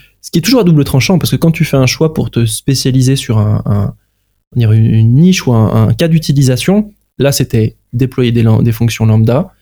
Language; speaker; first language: French; native; French